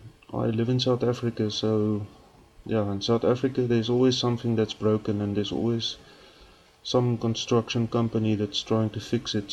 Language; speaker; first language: English; non-native, local second language; Afrikaans